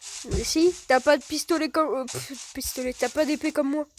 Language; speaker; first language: French; native; French